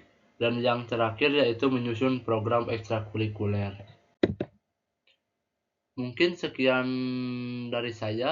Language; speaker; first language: Indonesian; native; Indonesian